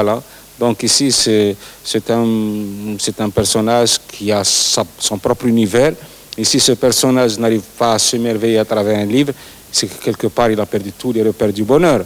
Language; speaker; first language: French; non-native, local second language; Arabic